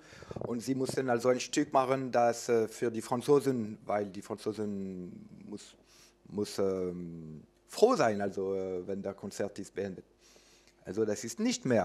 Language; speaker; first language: German; non-native, learner; French